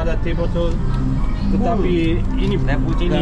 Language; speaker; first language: Indonesian; non-native, learner; German